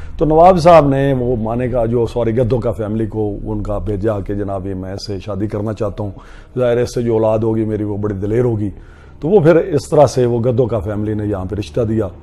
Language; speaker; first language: Urdu; non-native, local second language; Punjabi